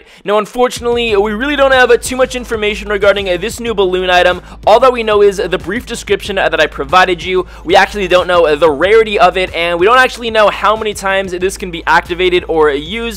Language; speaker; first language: English; native; English